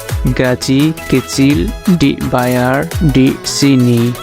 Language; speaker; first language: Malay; non-native, fluent; Nepali